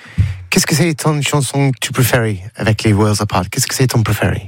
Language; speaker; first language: French; non-native, learner; English